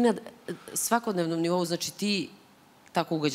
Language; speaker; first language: Serbian; native; Serbian